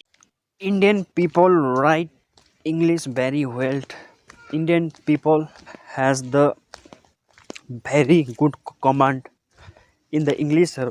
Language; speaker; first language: English; non-native, local second language; Nepali